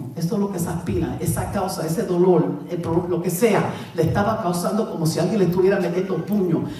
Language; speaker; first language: Spanish; native; Spanish